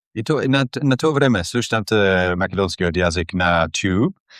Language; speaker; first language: Macedonian; non-native, learner; English